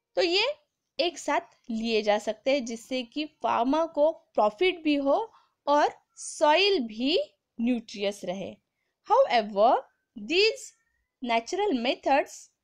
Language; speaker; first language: Hindi; non-native, local second language; Marathi